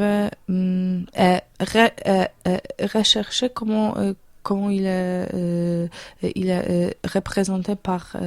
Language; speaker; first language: French; non-native, learner; Polish